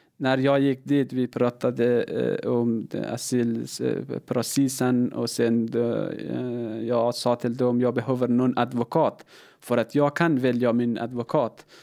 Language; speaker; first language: Swedish; non-native, learner; Persian